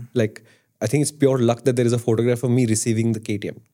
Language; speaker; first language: English; non-native, local second language; Hindi